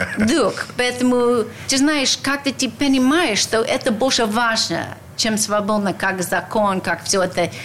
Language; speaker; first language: Russian; non-native, learner; English